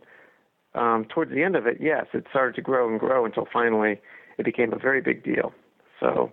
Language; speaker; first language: English; native; English